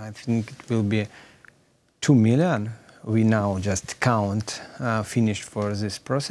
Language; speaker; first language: English; non-native, learner; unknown